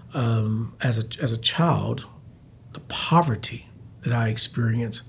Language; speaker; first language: English; native; English